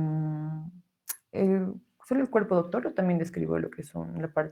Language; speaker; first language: Spanish; native; Spanish